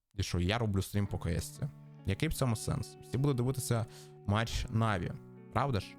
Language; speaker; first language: Ukrainian; native; Ukrainian